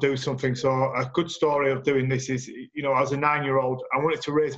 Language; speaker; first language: English; native; English